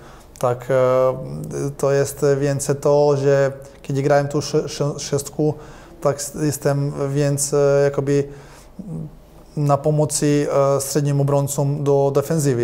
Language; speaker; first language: Polish; non-native, learner; Croatian